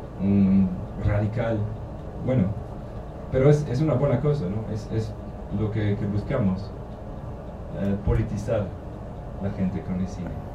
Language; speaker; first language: Spanish; non-native, learner; German